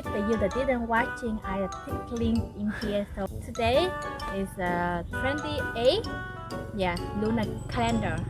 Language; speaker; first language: English; non-native, learner; Vietnamese